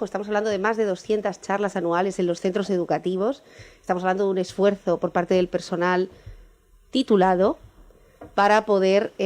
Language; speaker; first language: Spanish; native; Spanish